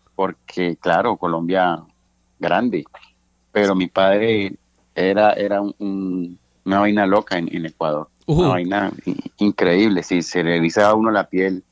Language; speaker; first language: Spanish; native; Spanish